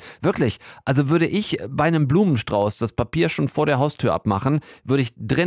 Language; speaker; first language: German; native; German